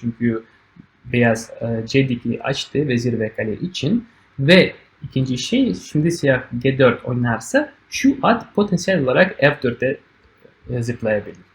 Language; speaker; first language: Turkish; non-native, fluent; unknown